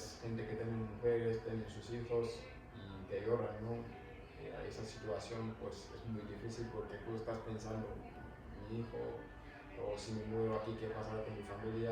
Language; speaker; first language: Spanish; non-native, fluent; Wolof